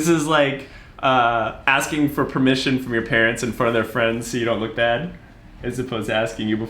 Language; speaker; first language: English; native; English